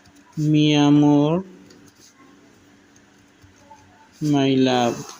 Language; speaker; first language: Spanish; non-native, learner; Bangla